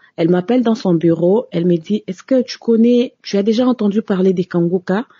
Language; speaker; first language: French; non-native, local second language; Lingala